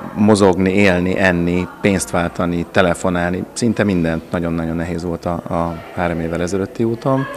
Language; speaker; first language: Hungarian; native; Hungarian